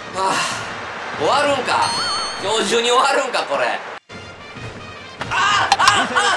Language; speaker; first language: Japanese; native; Japanese